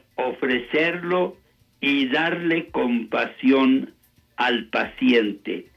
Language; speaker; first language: Spanish; native; Spanish